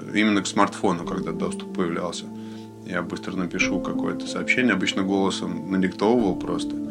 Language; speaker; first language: Russian; native; Russian